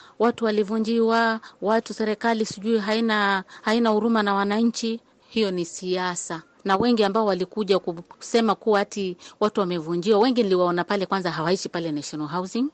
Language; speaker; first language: Swahili; native; Swahili